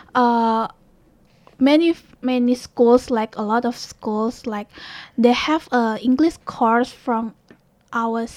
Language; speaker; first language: English; non-native, learner; Indonesian